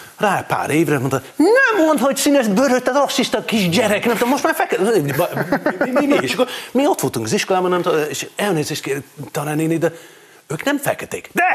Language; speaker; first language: Hungarian; non-native, fluent; English